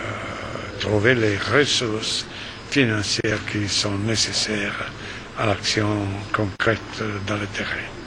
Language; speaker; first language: French; non-native, fluent; Italian